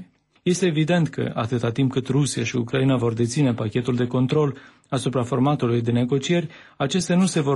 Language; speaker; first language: Romanian; native; Romanian